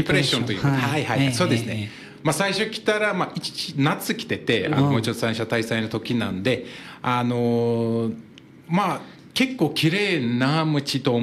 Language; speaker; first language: Japanese; non-native, fluent; Turkish